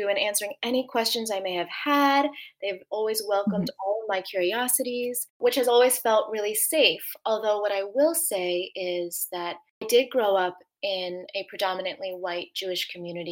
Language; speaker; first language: English; native; English